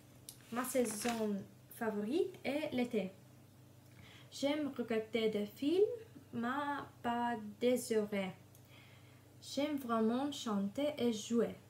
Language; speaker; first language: French; non-native, learner; Russian